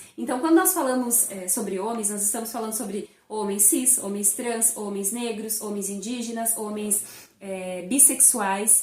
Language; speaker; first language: Portuguese; native; Portuguese